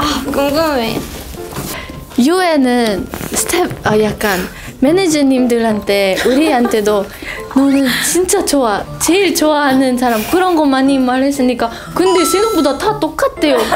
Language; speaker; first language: Korean; non-native, learner; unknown